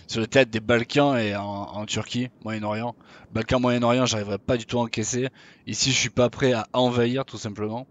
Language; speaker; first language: French; native; French